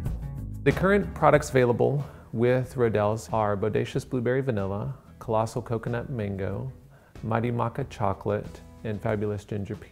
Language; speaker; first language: English; native; English